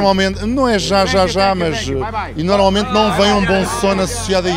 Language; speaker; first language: Portuguese; native; Portuguese